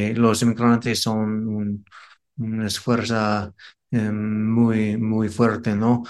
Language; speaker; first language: Spanish; non-native, fluent; English